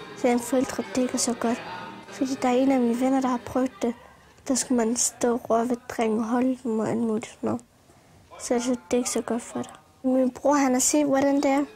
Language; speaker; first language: Danish; early bilingual, other home language; Arabic